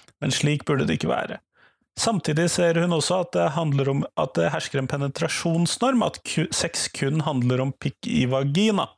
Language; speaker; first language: Norwegian; native; Norwegian